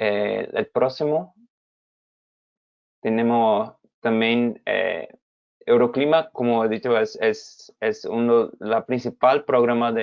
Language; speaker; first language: Spanish; non-native, fluent; Portuguese